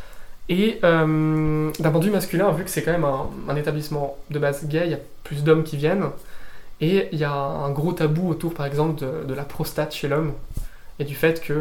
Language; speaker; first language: French; native; French